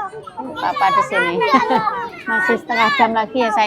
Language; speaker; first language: Indonesian; native; Indonesian